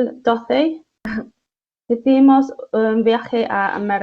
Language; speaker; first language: Spanish; non-native, learner; English